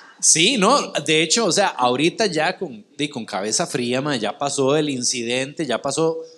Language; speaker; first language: Spanish; native; Spanish